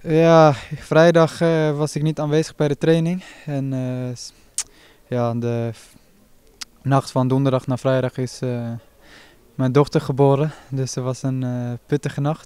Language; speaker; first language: Dutch; non-native, fluent; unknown